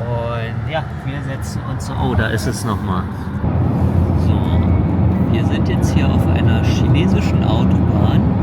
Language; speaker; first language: German; early bilingual, other home language; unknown